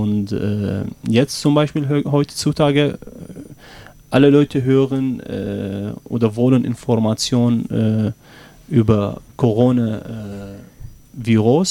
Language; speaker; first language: German; non-native, learner; Arabic